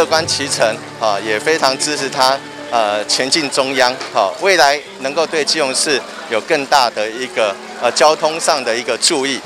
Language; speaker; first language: Chinese; native; Chinese